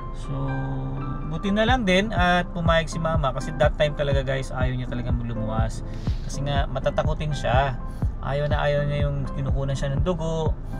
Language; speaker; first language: Filipino; native; Filipino